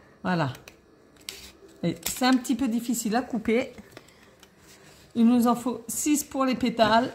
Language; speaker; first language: French; native; French